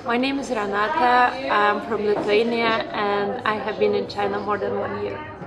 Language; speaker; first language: English; non-native, fluent; Lithuanian